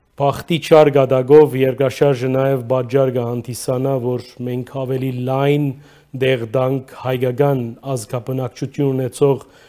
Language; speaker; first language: Armenian; native; Armenian